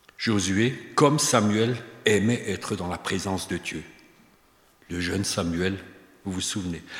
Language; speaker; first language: French; native; French